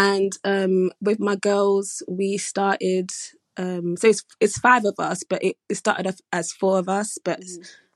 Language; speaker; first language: English; native; English